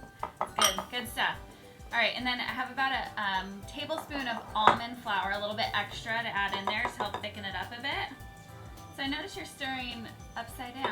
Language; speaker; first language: English; native; English